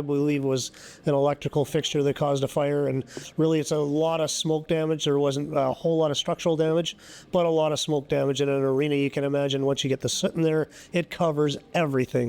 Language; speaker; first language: English; native; English